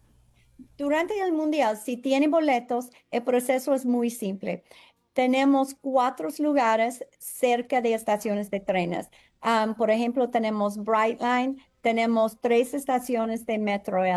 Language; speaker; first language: Spanish; non-native, fluent; English